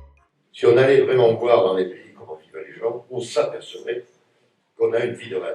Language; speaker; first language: French; native; French